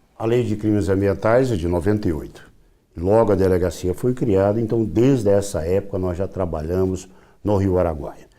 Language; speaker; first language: Portuguese; native; Portuguese